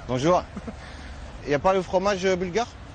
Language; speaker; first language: French; native; French